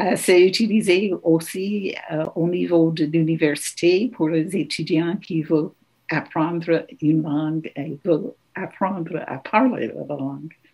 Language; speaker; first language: French; non-native, local second language; English